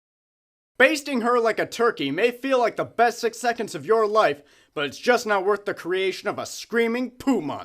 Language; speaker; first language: English; native; English